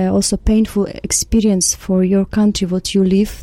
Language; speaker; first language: English; non-native, fluent; Ukrainian